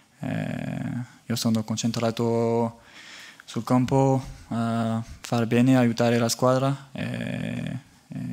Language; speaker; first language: Italian; non-native, learner; French